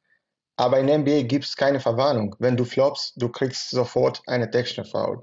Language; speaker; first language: German; non-native, fluent; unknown